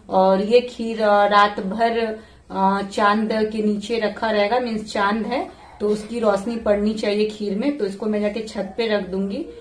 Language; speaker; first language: Hindi; native; Hindi